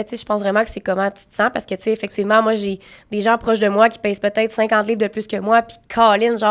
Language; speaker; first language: French; native; French